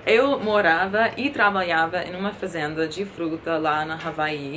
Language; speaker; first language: Portuguese; non-native, fluent; English